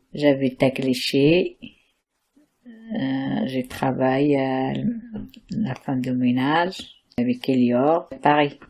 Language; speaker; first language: French; non-native, learner; Arabic